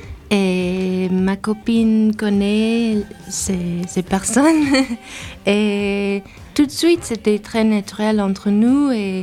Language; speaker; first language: French; non-native, fluent; English